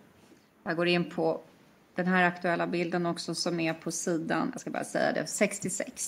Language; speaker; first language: Swedish; native; Swedish